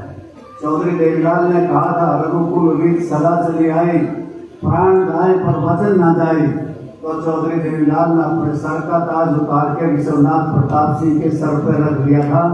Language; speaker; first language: Hindi; native; Hindi